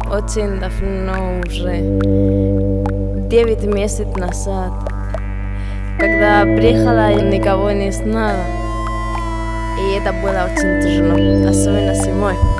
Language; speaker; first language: Russian; non-native, learner; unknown